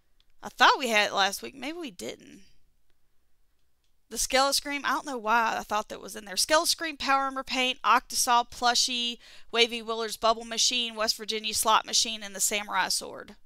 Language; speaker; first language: English; native; English